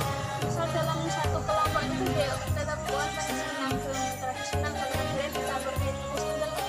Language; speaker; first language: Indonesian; non-native, local second language; Javanese